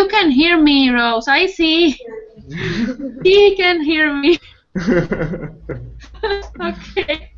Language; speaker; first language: English; non-native, learner; Spanish